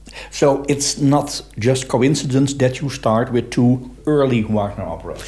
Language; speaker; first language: English; non-native, fluent; Dutch